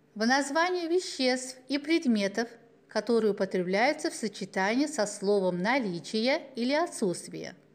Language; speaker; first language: Russian; non-native, local second language; Uzbek